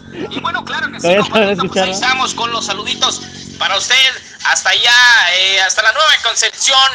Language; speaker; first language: Spanish; native; Spanish